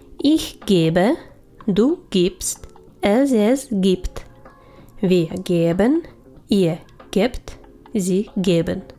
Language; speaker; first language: German; non-native, fluent; Ukrainian